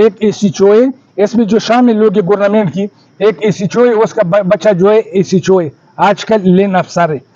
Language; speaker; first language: Urdu; non-native, local second language; Pashto